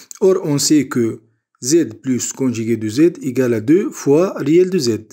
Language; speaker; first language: French; non-native, local second language; Arabic